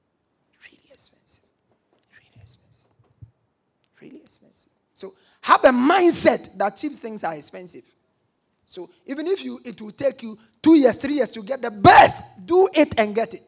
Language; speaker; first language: English; non-native, local second language; Akan